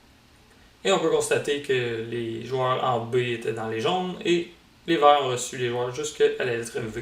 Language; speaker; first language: French; native; French